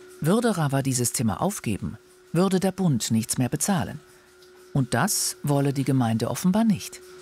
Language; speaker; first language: German; native; German